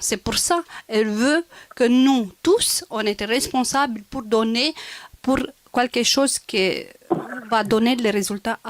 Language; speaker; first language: French; non-native, local second language; Romanian